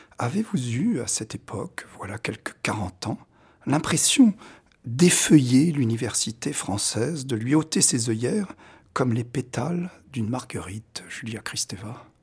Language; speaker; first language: French; native; French